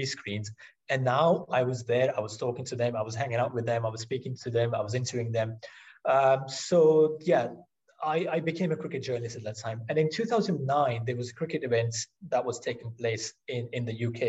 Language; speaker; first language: English; non-native, local second language; Urdu